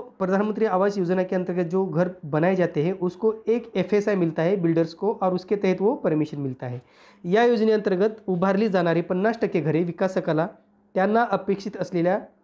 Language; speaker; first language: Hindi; non-native, local second language; Marathi